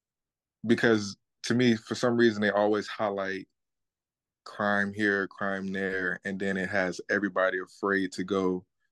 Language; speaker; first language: English; native; English